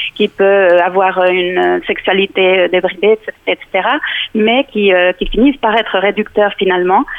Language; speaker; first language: French; non-native, fluent; Spanish